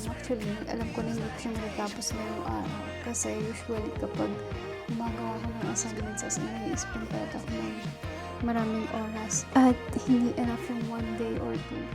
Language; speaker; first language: Filipino; native; Filipino